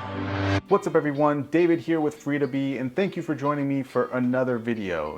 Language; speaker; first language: English; native; English